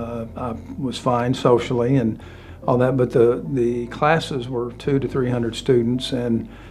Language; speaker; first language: English; native; English